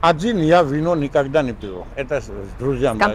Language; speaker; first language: Russian; non-native, fluent; Georgian